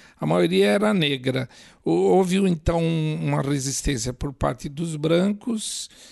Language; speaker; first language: Portuguese; native; Portuguese